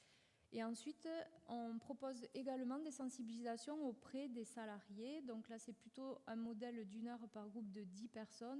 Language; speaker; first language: French; native; French